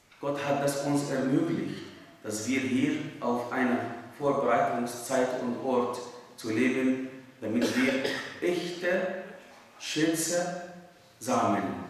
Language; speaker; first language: German; non-native, fluent; Arabic